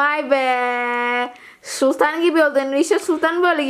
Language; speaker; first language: Turkish; non-native, learner; Indonesian